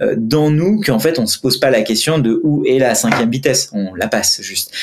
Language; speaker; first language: French; non-native, fluent; Hindi